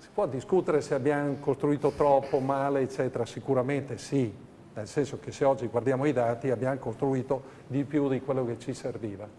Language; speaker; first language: Italian; native; Italian